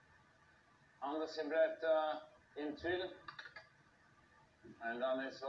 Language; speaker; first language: Dutch; non-native, local second language; French